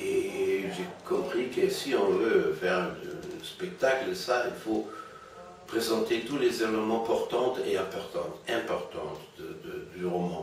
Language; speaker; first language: French; non-native, fluent; German